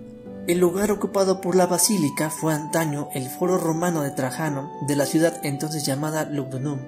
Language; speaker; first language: Spanish; native; Spanish